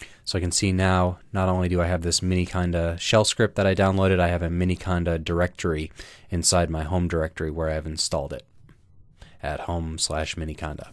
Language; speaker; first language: English; native; English